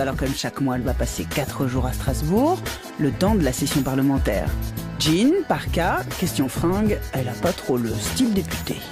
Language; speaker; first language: French; native; French